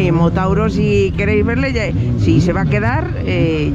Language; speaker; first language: Spanish; native; Spanish